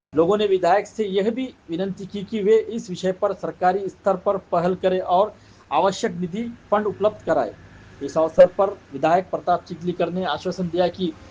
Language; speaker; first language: Hindi; non-native, local second language; Marathi